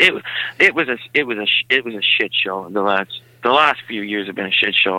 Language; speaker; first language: English; native; English